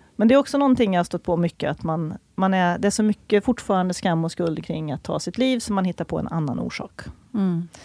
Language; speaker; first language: Swedish; native; Swedish